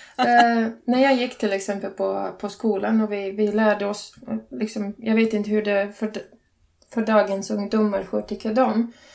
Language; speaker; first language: Swedish; non-native, learner; Latvian